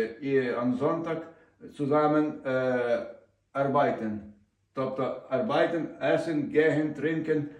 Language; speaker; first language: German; non-native, learner; Ukrainian